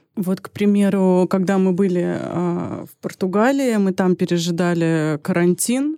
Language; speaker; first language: Russian; early bilingual, other home language; Armenian